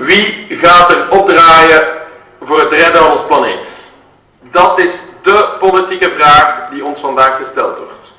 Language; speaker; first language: Dutch; non-native, local second language; French